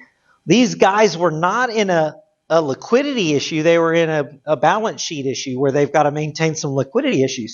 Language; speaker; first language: English; native; English